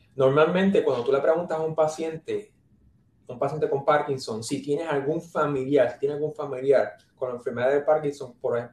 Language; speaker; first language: Spanish; native; Spanish